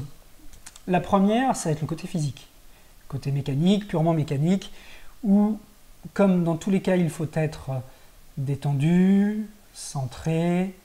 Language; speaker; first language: French; native; French